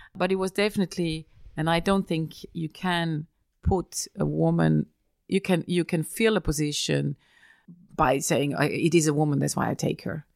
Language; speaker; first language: English; non-native, fluent; German